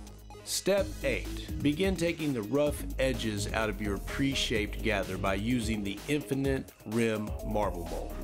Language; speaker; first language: English; native; English